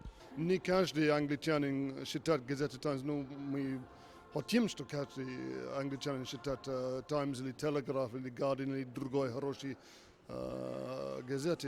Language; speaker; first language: Russian; non-native, learner; English